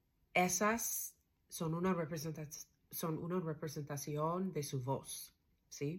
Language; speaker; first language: Spanish; non-native, learner; English